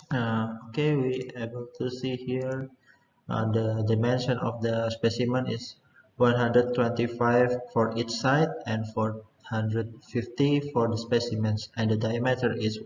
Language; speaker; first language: English; non-native, learner; Indonesian